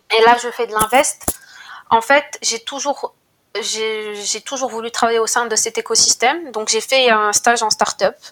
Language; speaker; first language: French; non-native, local second language; Arabic